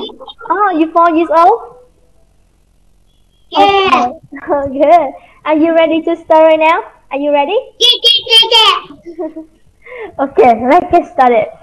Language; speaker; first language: English; non-native, fluent; Vietnamese